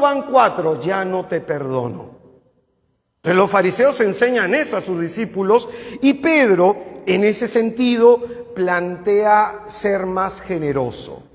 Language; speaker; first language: Spanish; native; Spanish